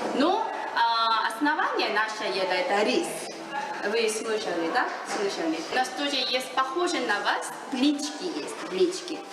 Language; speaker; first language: Russian; non-native, learner; Korean